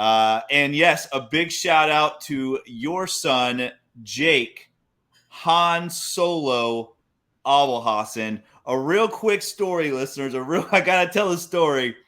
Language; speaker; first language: English; native; English